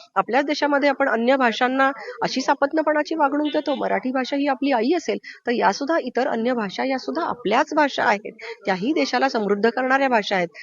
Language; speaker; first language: Marathi; native; Marathi